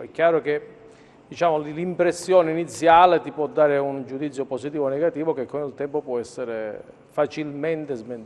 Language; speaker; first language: Italian; native; Italian